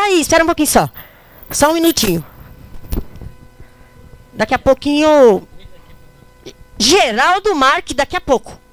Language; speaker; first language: Portuguese; native; Portuguese